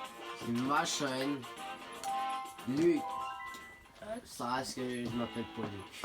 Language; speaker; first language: French; native; French